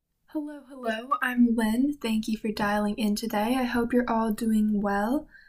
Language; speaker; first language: English; native; English